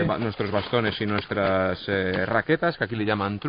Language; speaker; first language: Spanish; native; Spanish